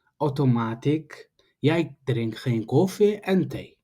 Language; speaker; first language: Dutch; non-native, learner; Tigrinya